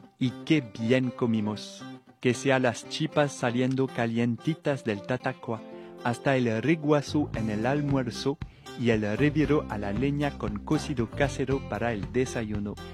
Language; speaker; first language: Spanish; non-native, fluent; French